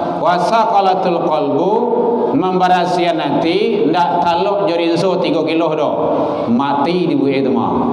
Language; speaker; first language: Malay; non-native, local second language; Minangkabau